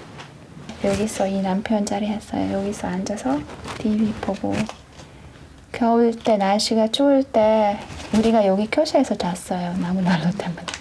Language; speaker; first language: Korean; non-native, learner; Hungarian